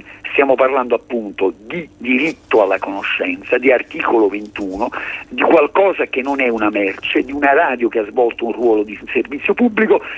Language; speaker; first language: Italian; native; Italian